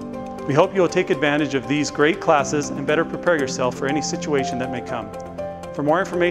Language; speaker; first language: English; native; English